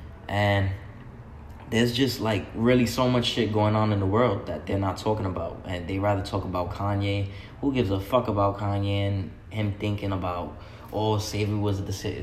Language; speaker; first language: English; native; English